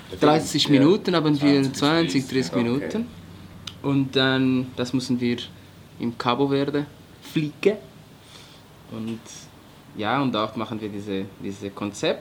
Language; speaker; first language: German; non-native, fluent; Portuguese